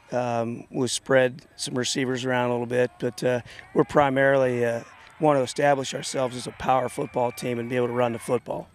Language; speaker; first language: English; native; English